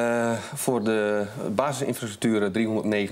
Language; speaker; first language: Dutch; native; Dutch